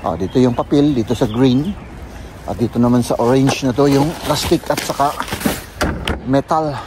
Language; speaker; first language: Filipino; native; Filipino